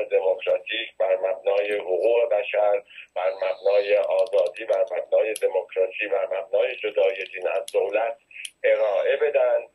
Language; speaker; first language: Persian; native; Persian